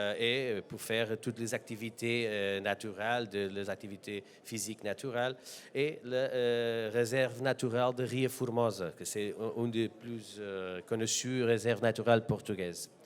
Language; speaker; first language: French; non-native, learner; Portuguese